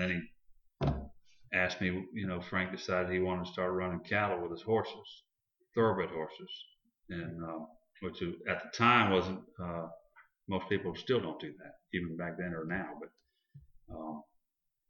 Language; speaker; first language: English; native; English